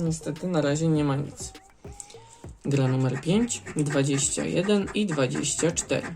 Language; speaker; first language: Polish; native; Polish